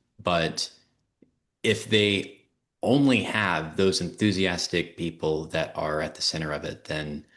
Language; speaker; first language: English; native; English